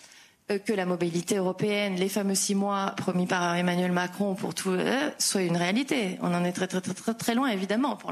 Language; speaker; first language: French; native; French